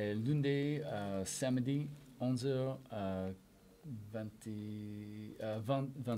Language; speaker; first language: French; non-native, learner; English